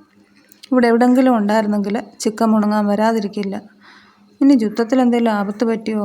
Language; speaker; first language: Malayalam; native; Malayalam